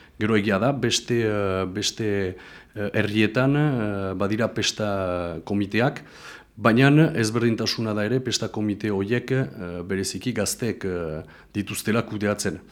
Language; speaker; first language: Basque; native; Basque